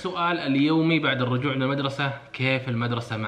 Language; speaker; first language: Arabic; native; Arabic